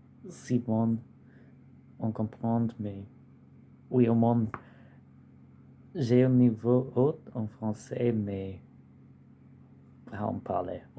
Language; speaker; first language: French; non-native, learner; English